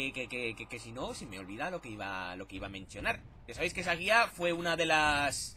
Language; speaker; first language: Spanish; native; Spanish